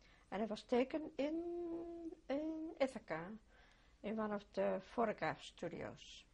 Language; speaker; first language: English; non-native, fluent; Dutch